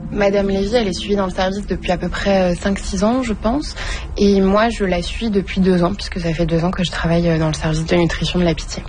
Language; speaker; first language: French; native; French